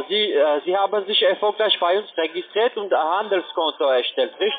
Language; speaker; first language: German; non-native, learner; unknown